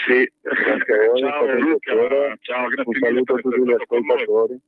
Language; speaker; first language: Italian; native; Italian